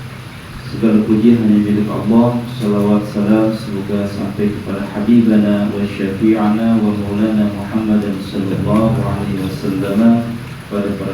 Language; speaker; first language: Indonesian; native; Indonesian